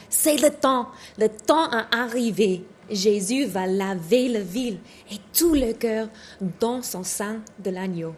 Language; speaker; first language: French; non-native, learner; English